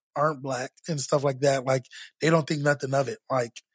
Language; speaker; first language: English; native; English